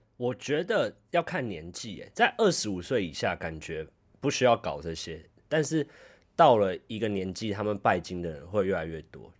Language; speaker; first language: Chinese; native; Chinese